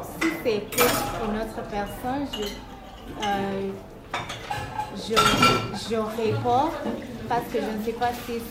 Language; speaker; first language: French; non-native, learner; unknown